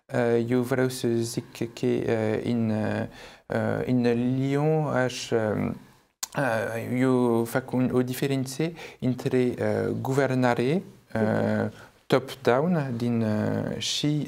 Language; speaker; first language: Romanian; non-native, fluent; French